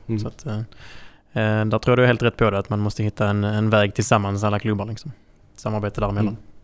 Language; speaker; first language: Swedish; native; Swedish